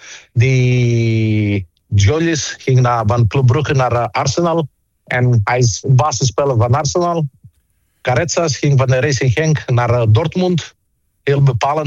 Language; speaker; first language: Dutch; non-native, fluent; Greek